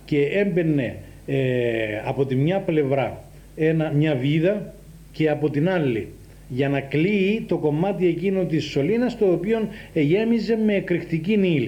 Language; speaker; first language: Greek; native; Greek